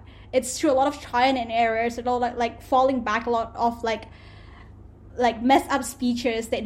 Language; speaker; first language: English; non-native, local second language; Malay